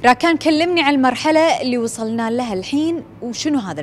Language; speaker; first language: Arabic; native; Arabic